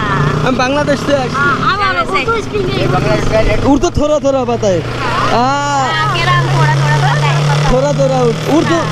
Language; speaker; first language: Hindi; non-native, learner; Bangla